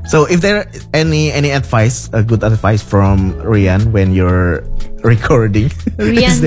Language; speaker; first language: English; non-native, local second language; Indonesian